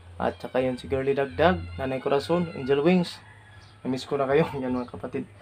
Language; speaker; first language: Filipino; non-native, local second language; Cebuano